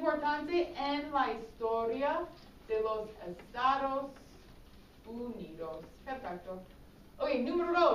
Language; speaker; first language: Spanish; non-native, fluent; English